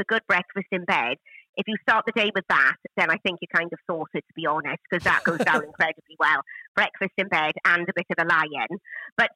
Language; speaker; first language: English; native; English